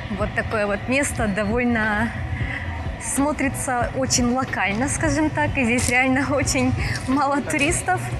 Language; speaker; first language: Russian; native; Russian